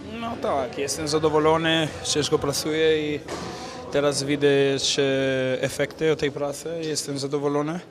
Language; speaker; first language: Polish; non-native, learner; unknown